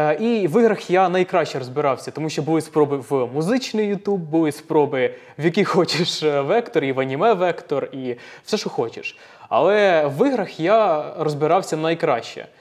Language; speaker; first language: Ukrainian; native; Ukrainian